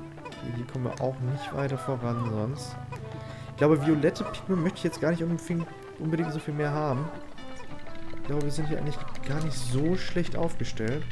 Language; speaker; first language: German; native; German